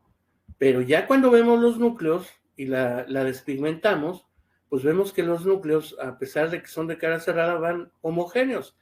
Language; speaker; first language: Spanish; native; Spanish